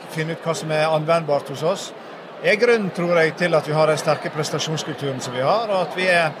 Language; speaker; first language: Norwegian; native; Norwegian